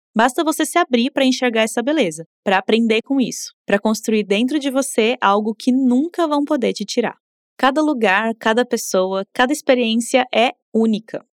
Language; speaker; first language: Portuguese; native; Portuguese